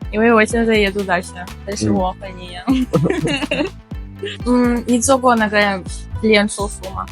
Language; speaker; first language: Chinese; non-native, fluent; Russian